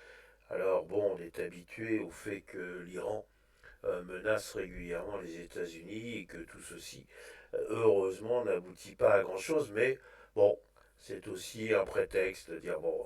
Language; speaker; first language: French; native; French